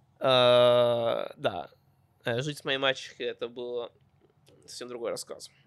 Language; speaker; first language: Russian; early bilingual, heritage; Russian